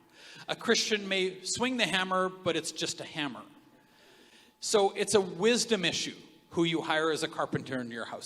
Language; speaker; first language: English; native; English